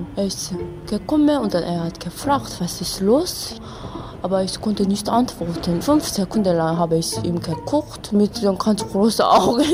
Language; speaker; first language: German; non-native, learner; Korean